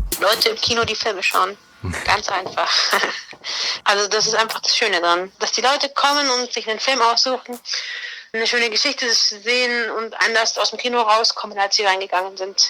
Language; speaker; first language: German; native; German